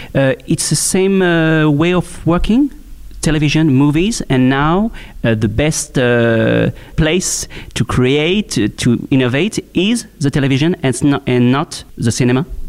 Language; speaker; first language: English; non-native, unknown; French